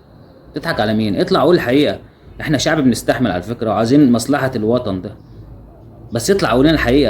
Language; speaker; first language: Arabic; native; Arabic